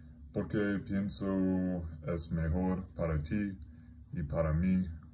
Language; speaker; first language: Spanish; non-native, learner; English